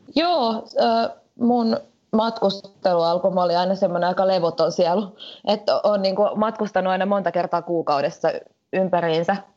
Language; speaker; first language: Finnish; native; Finnish